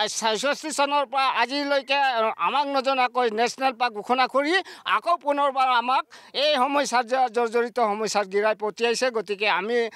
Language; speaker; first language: Assamese; native; Assamese